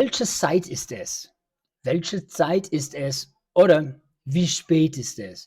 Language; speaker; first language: German; early bilingual, heritage; English